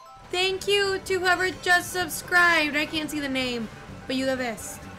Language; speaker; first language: English; non-native, fluent; Spanish